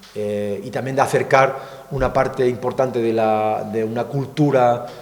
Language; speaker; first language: Spanish; native; Spanish